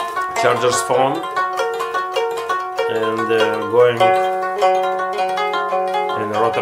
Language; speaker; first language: English; non-native, learner; Russian